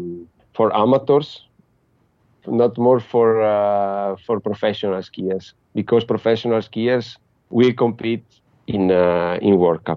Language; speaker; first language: English; non-native, fluent; Italian